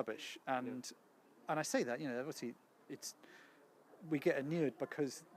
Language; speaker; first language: English; native; English